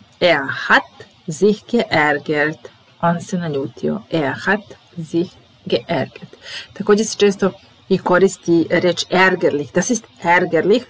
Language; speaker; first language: German; non-native, fluent; Serbian